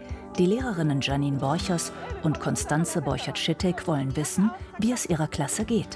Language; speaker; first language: German; native; German